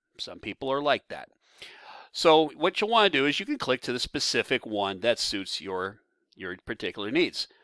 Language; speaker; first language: English; native; English